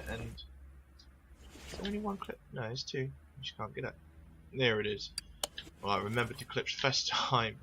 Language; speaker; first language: English; native; English